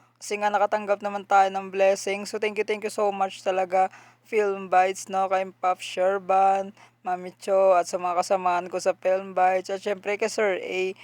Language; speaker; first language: Filipino; non-native, local second language; Hiligaynon